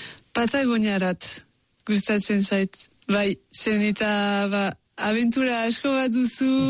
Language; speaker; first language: Basque; non-native, local second language; French